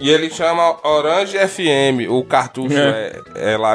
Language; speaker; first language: Portuguese; native; Portuguese